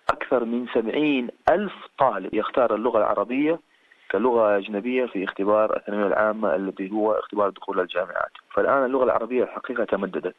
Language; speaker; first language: Arabic; native; Arabic